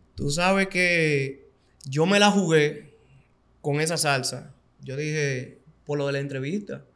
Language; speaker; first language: Spanish; native; Spanish